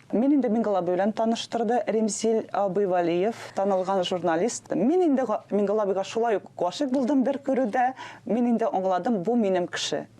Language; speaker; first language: Tatar; non-native, local second language; Russian